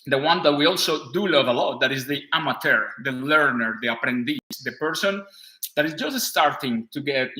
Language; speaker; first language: English; non-native, fluent; Spanish